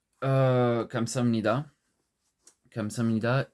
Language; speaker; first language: Korean; non-native, learner; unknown